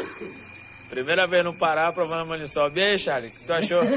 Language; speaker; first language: Portuguese; native; Portuguese